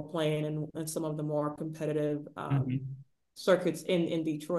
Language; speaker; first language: English; non-native, local second language; Igbo